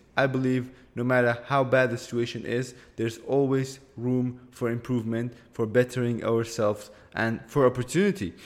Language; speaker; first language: English; non-native, fluent; Kurdish